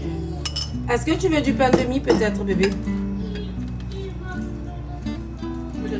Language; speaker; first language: French; native; French